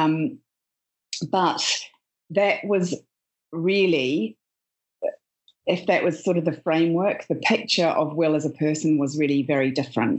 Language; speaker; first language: English; native; English